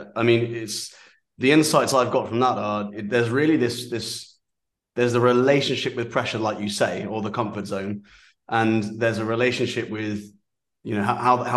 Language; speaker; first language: English; native; English